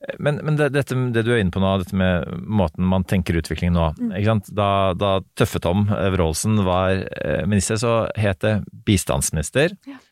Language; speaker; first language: Norwegian; native; Norwegian